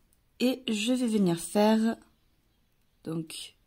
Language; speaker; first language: French; native; French